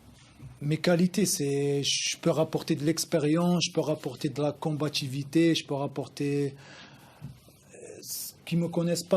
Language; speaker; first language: French; non-native, local second language; Arabic